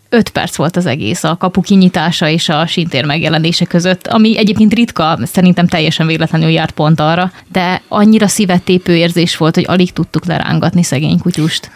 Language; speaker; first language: Hungarian; native; Hungarian